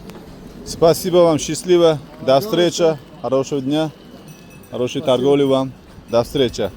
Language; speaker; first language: Russian; non-native, local second language; Uzbek